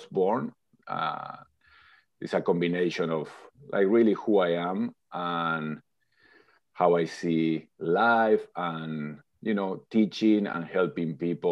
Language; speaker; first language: English; non-native, fluent; Spanish